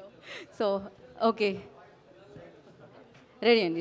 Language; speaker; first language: Telugu; native; Telugu